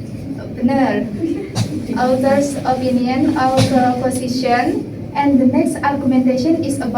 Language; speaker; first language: English; non-native, learner; Indonesian